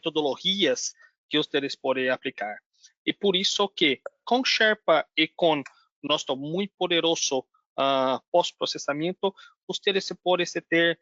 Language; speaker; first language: Spanish; non-native, learner; Portuguese